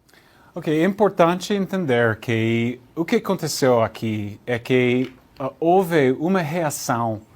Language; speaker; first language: Portuguese; non-native, learner; English